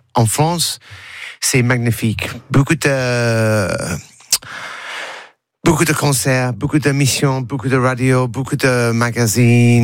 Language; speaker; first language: French; non-native, learner; English